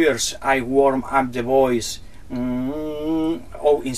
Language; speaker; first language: English; non-native, learner; Spanish